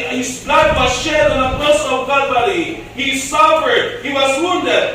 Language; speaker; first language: English; non-native, local second language; Filipino